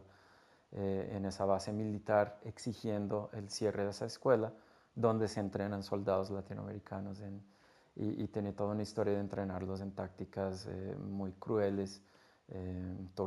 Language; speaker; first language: Spanish; non-native, fluent; English